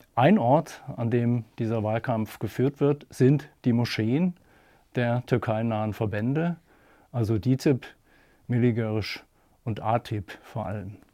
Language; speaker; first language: German; native; German